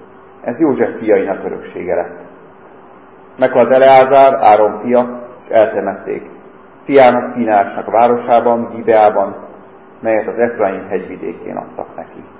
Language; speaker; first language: Hungarian; native; Hungarian